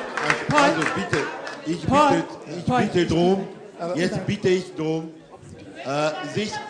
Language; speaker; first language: German; non-native, fluent; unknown